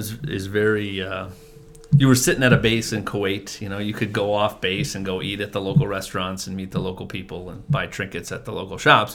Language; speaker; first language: English; native; English